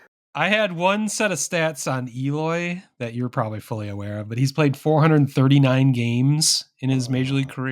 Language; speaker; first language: English; native; English